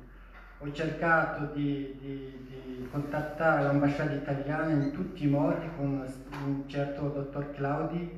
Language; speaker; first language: Italian; non-native, fluent; Persian